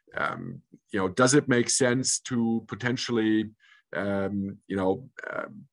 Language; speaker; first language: English; early bilingual, other home language; German